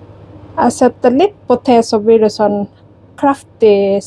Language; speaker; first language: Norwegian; non-native, learner; Thai